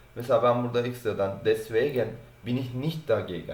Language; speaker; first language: German; non-native, fluent; Turkish